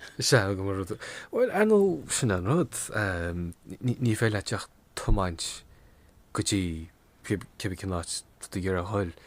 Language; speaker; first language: Irish; non-native, local second language; English